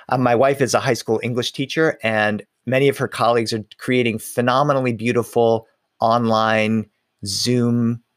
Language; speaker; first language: English; early bilingual, other home language; Spanish